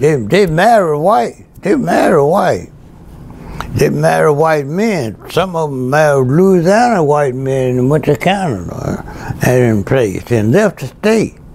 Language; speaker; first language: English; native; English